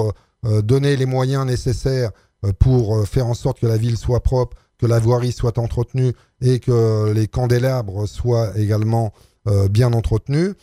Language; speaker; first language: French; native; French